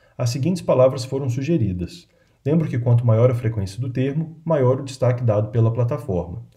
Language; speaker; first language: Portuguese; native; Portuguese